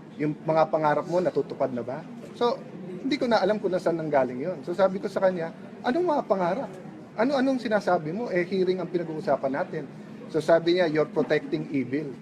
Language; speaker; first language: Filipino; native; Filipino